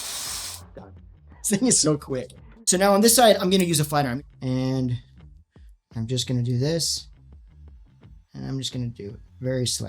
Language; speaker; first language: English; native; English